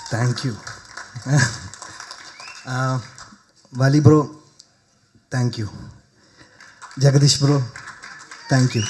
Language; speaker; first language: Tamil; non-native, learner; Malayalam